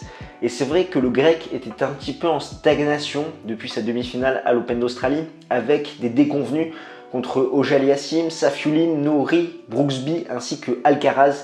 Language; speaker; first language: French; native; French